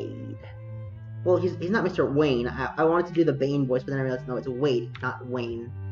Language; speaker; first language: English; native; English